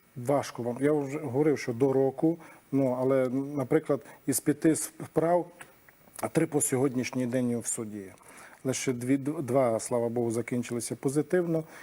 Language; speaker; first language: Ukrainian; non-native, local second language; Romany